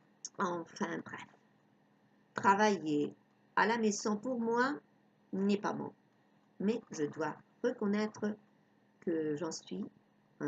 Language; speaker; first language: French; non-native, fluent; Spanish